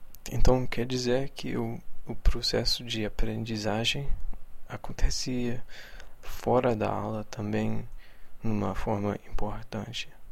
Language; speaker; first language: Portuguese; non-native, fluent; English